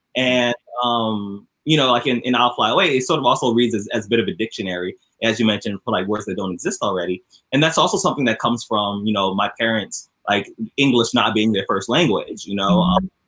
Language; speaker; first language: English; native; English